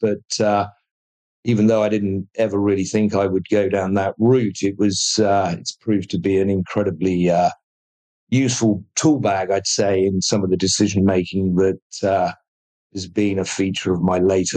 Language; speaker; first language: English; native; English